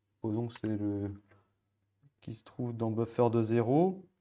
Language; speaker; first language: French; native; French